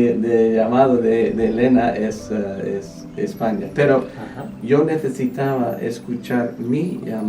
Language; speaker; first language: Spanish; non-native, fluent; English